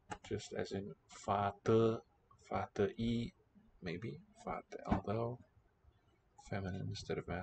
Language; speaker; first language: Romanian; non-native, learner; English